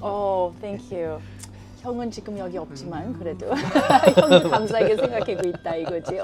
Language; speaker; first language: Korean; early bilingual, heritage; English